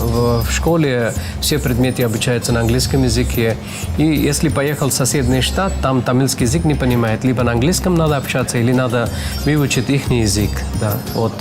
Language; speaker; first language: Russian; non-native, fluent; Tamil